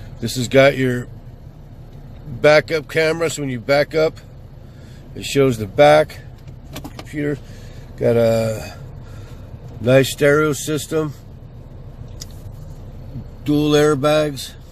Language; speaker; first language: English; native; English